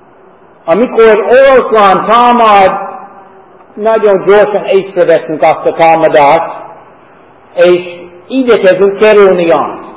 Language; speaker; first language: Hungarian; non-native, fluent; English